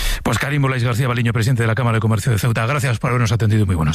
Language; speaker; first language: Spanish; native; Spanish